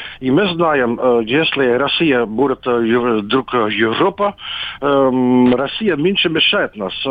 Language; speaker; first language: Russian; non-native, learner; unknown